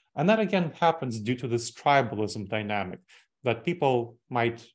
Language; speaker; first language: English; early bilingual, other home language; Russian